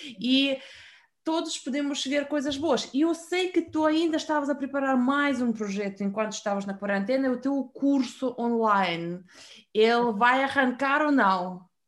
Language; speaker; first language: Portuguese; non-native, fluent; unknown